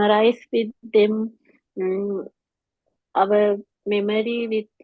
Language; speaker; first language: English; non-native, learner; Sinhala